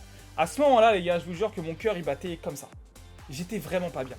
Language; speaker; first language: French; native; French